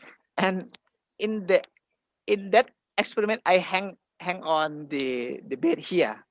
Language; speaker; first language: English; non-native, fluent; Thai